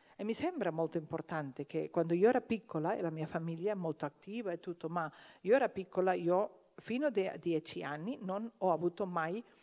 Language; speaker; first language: Italian; non-native, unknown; Catalan